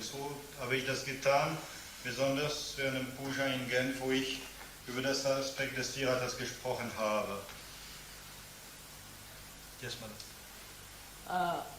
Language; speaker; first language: German; non-native, fluent; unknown